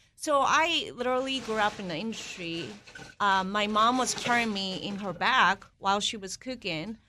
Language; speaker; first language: English; non-native, fluent; Japanese